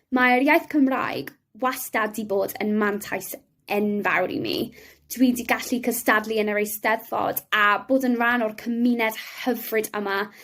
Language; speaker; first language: Welsh; non-native, local second language; English